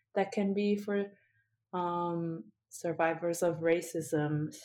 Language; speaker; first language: English; early bilingual, other home language; Korean